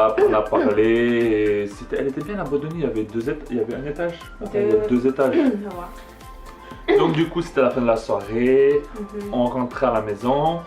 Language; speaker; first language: French; native; French